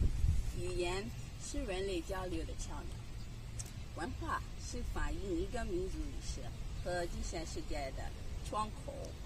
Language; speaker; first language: Chinese; non-native, learner; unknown